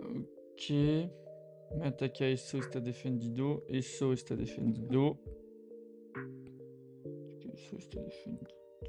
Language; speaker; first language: Spanish; non-native, learner; French